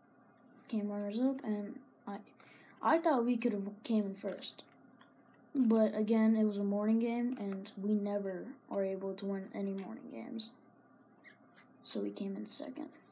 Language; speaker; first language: English; native; English